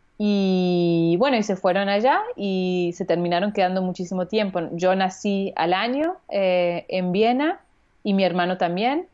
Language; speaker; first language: Spanish; early bilingual, heritage; Spanish